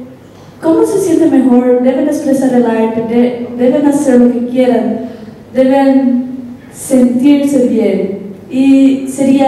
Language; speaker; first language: Spanish; non-native, local second language; Portuguese